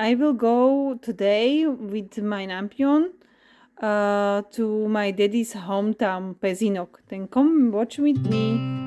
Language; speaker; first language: English; non-native, learner; Slovak